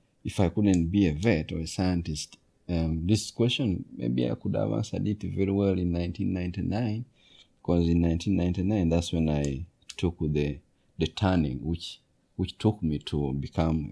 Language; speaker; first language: English; non-native, local second language; Ganda